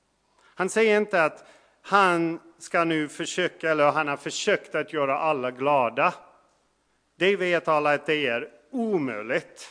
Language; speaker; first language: Swedish; non-native, fluent; English